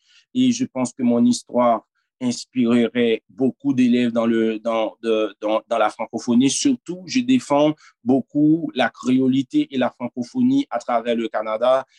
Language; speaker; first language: French; non-native, local second language; Haitian Creole